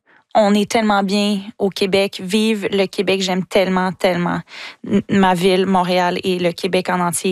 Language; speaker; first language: French; native; French